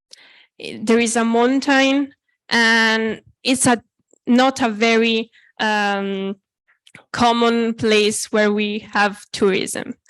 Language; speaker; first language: English; non-native, fluent; Italian